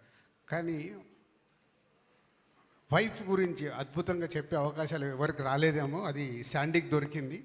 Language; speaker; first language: Telugu; native; Telugu